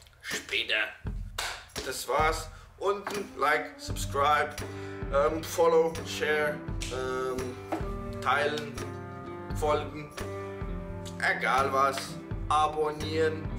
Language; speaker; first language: German; non-native, fluent; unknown